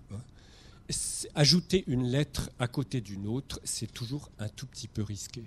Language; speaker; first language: French; native; French